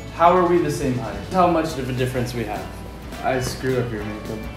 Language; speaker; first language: English; native; English